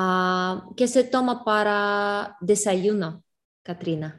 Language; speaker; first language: Spanish; non-native, learner; English